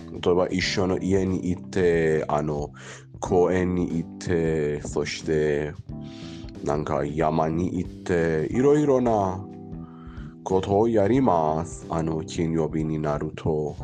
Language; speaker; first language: Japanese; non-native, learner; Persian